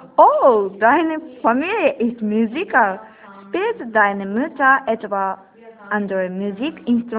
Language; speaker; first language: German; non-native, learner; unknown